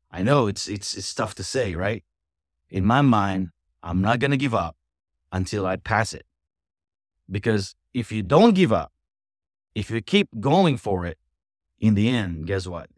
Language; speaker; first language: English; non-native, local second language; Filipino